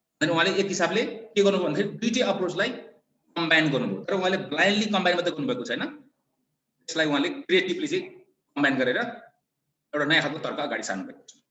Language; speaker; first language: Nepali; non-native, local second language; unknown